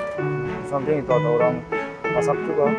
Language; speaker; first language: Indonesian; non-native, fluent; Korean